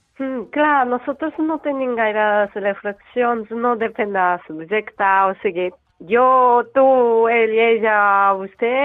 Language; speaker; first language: Catalan; non-native, learner; Japanese